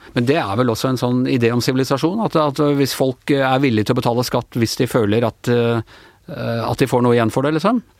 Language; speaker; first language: Norwegian; native; Norwegian